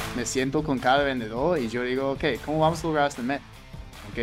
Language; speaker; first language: Spanish; non-native, fluent; English